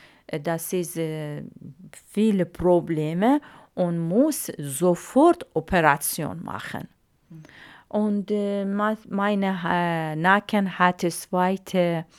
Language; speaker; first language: German; non-native, learner; Arabic